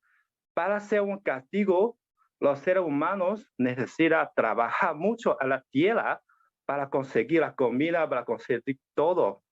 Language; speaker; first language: Spanish; non-native, learner; Chinese